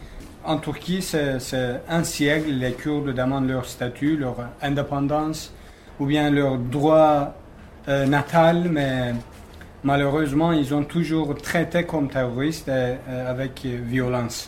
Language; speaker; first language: French; non-native, fluent; Kurdish